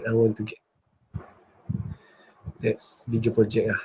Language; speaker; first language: English; non-native, learner; Malay